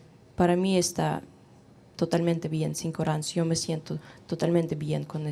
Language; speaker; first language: Spanish; non-native, fluent; Russian